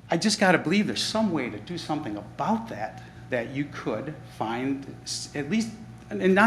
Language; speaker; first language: English; native; English